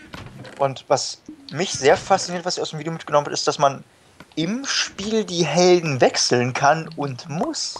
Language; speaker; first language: German; native; German